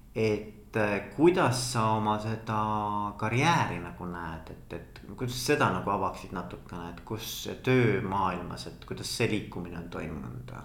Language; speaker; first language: Estonian; native; Estonian